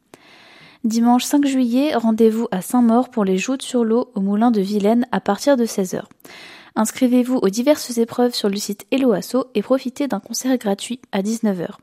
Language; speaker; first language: French; native; French